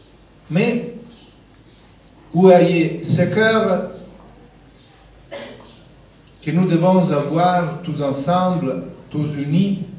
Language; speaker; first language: French; non-native, fluent; Italian